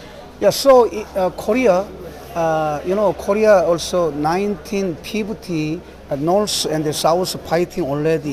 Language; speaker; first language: English; non-native, learner; Korean